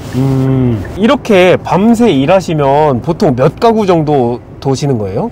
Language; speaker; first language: Korean; native; Korean